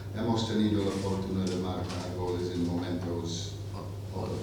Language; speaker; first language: Spanish; non-native, fluent; English